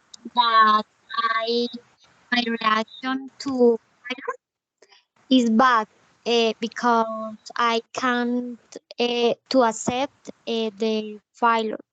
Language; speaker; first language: English; non-native, learner; Spanish